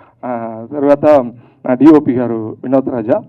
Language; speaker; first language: Telugu; early bilingual, heritage; Telugu